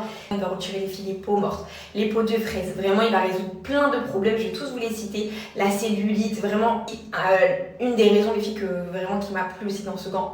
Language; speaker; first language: French; native; French